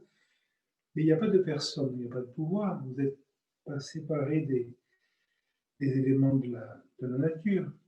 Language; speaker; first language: French; native; French